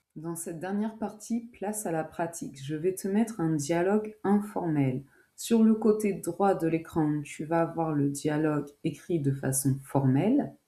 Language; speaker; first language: French; native; French